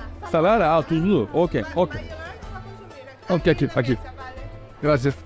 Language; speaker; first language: Spanish; non-native, learner; Turkish